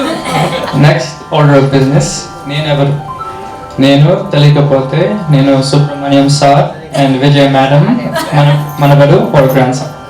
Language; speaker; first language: Telugu; early bilingual, heritage; Telugu